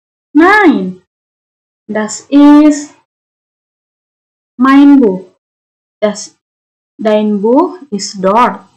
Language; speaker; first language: German; non-native, learner; Indonesian